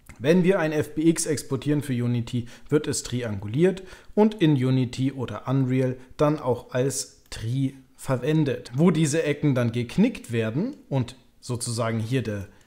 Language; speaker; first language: German; native; German